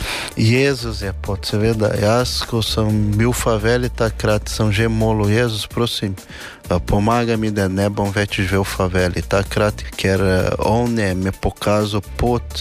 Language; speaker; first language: Slovenian; non-native, learner; Portuguese